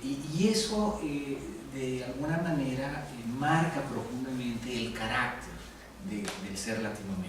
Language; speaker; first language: Spanish; native; Spanish